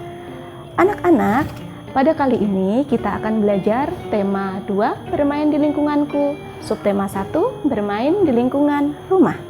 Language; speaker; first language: Indonesian; native; Indonesian